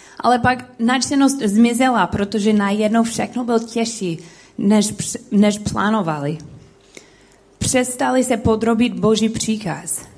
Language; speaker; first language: Czech; non-native, learner; English